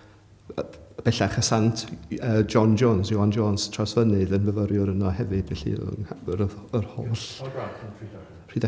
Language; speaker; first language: Welsh; native; Welsh